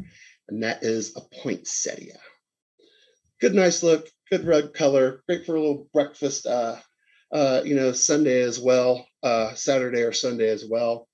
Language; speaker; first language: English; native; English